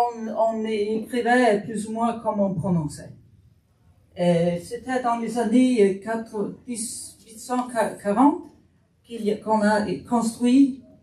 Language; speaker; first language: French; non-native, fluent; Faroese